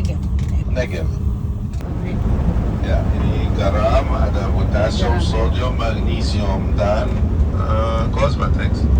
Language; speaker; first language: Indonesian; non-native, fluent; Arabic